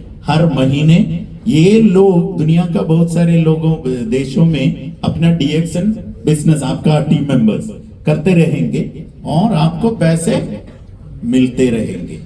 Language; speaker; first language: Hindi; non-native, learner; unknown